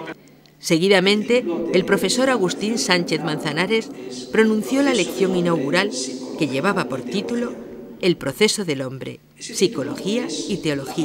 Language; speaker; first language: Spanish; native; Spanish